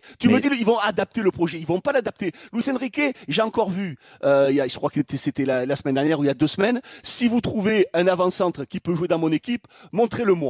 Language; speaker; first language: French; native; French